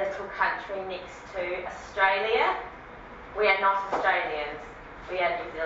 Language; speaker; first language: English; early bilingual, other home language; Cantonese